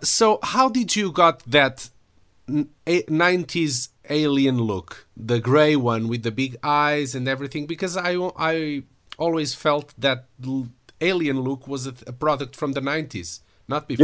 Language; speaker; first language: English; non-native, fluent; Portuguese